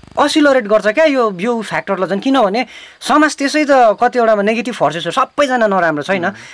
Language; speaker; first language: Nepali; native; Nepali